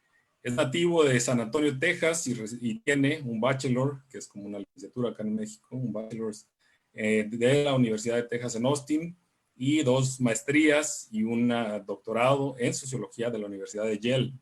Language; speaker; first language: Spanish; native; Spanish